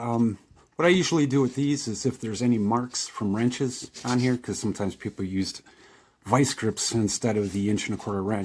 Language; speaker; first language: English; native; English